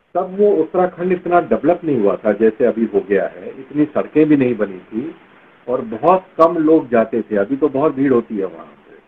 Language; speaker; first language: Hindi; native; Hindi